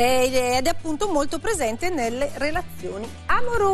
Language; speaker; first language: Italian; native; Italian